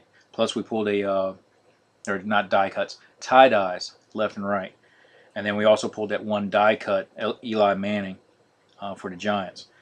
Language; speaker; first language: English; native; English